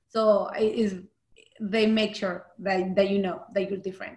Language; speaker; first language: English; early bilingual, other home language; Spanish